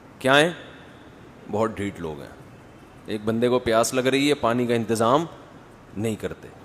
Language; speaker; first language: Urdu; non-native, local second language; Pashto